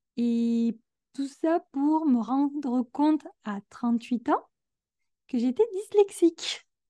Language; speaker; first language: French; native; French